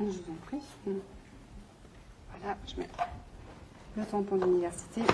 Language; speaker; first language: French; native; French